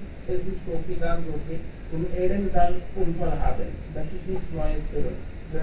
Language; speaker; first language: German; non-native, learner; Hindi